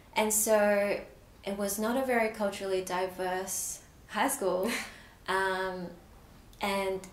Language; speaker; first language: English; native; English